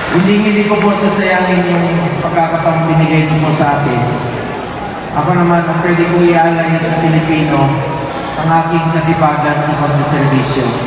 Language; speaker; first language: Filipino; non-native, local second language; Cebuano